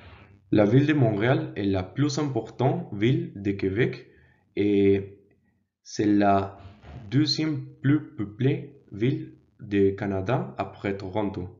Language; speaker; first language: French; non-native, learner; Spanish